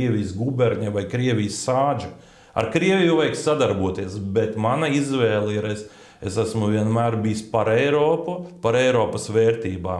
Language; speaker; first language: Latvian; native; Latvian